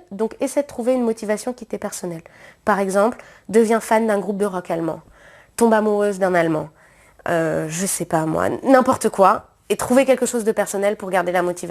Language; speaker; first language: French; native; French